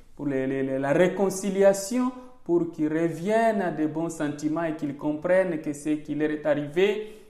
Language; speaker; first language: French; non-native, local second language; Swahili